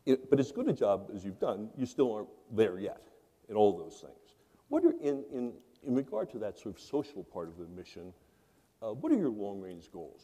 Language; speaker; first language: English; native; English